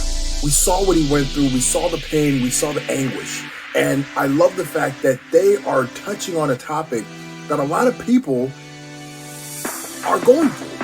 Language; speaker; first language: English; native; English